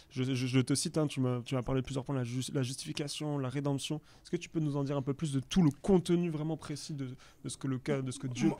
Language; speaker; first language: French; native; French